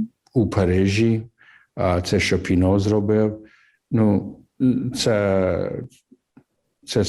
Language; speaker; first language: Ukrainian; early bilingual, heritage; English